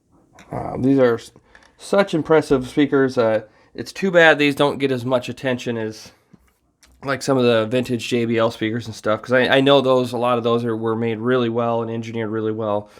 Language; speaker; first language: English; native; English